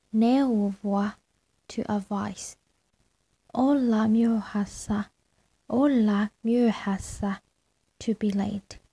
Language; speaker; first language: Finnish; non-native, learner; Burmese